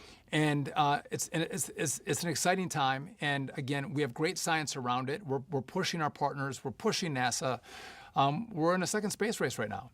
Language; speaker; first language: English; native; English